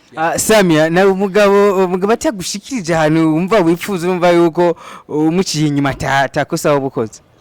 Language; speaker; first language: Rundi; native; Rundi